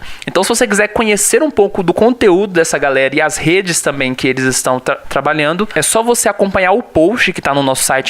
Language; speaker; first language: Portuguese; native; Portuguese